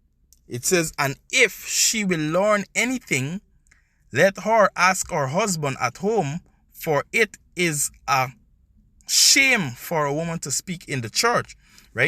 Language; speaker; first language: English; native; English